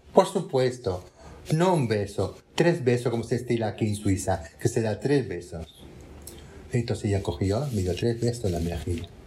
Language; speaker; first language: Spanish; native; Spanish